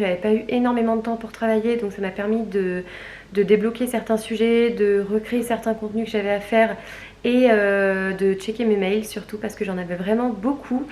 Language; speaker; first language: French; native; French